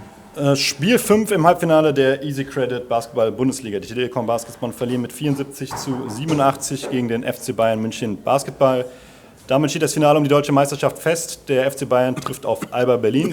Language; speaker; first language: German; native; German